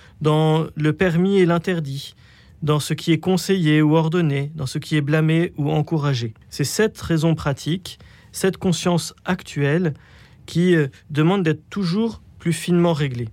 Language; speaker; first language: French; native; French